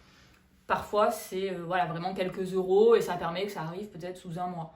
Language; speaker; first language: French; native; French